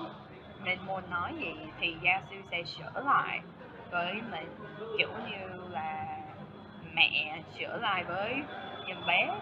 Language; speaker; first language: Vietnamese; non-native, fluent; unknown